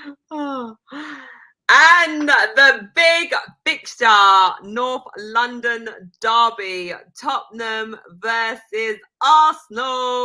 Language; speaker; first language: English; native; English